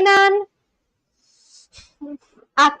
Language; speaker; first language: Spanish; non-native, learner; English